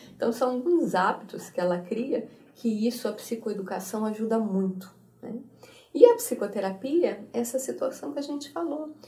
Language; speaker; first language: Portuguese; native; Portuguese